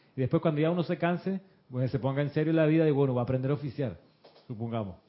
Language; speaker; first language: Spanish; early bilingual, other home language; Russian